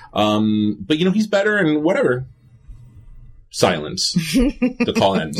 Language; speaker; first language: English; early bilingual, other home language; Spanish